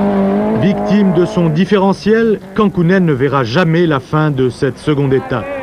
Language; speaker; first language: French; native; French